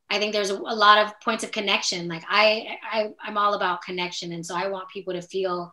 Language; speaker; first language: English; native; English